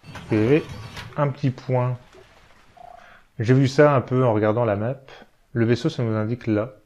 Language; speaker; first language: French; native; French